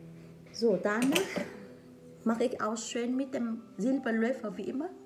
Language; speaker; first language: German; non-native, learner; Vietnamese